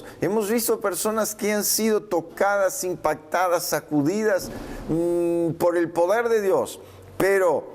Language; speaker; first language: Spanish; native; Spanish